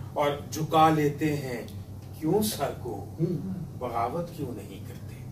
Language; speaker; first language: Urdu; non-native, local second language; Punjabi